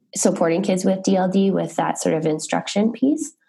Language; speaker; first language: English; native; English